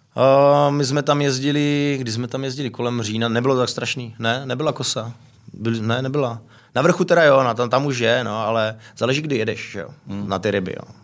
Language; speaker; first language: Czech; native; Czech